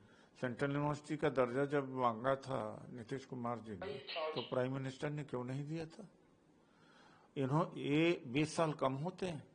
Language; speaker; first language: Hindi; native; Hindi